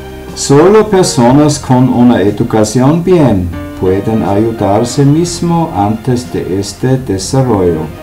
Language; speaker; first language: Spanish; non-native, learner; German